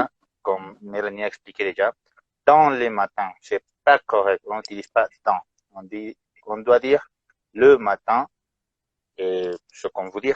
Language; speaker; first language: French; non-native, fluent; Spanish